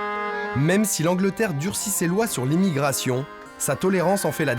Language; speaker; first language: French; native; French